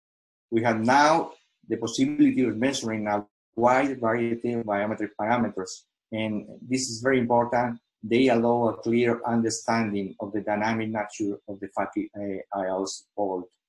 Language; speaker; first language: English; non-native, fluent; Spanish